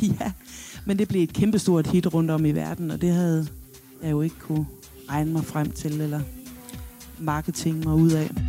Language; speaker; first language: Danish; native; Danish